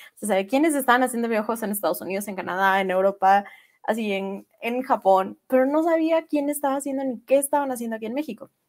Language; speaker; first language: Spanish; native; Spanish